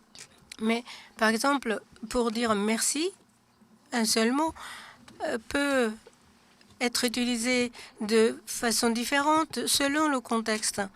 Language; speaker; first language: French; non-native, fluent; Japanese